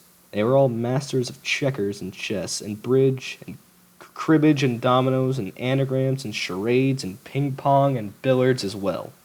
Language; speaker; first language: English; native; English